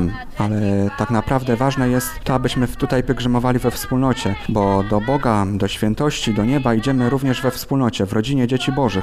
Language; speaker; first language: Polish; native; Polish